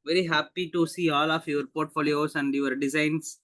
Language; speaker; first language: English; non-native, local second language; Tamil